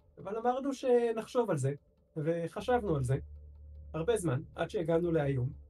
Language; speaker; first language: Hebrew; native; Hebrew